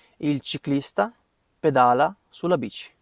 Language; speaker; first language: Italian; non-native, fluent; Ukrainian